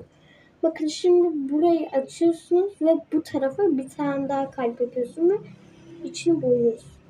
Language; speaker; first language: Turkish; native; Turkish